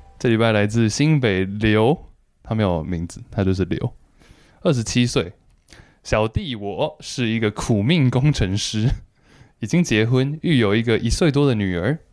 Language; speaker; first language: Chinese; native; Chinese